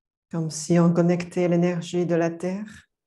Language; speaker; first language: French; non-native, fluent; Chinese